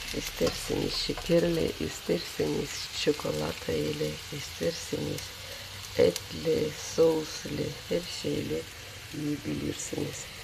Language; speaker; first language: Turkish; non-native, learner; Russian